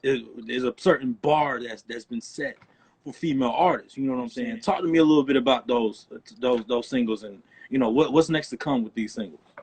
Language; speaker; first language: English; native; English